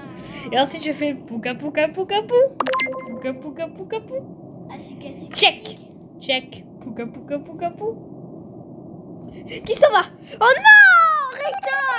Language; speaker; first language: French; native; French